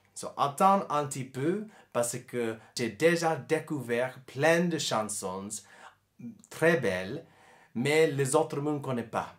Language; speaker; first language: French; non-native, learner; English